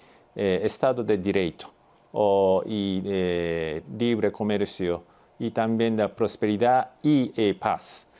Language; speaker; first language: Portuguese; non-native, fluent; Japanese